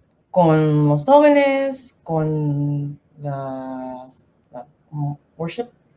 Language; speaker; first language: Spanish; non-native, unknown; English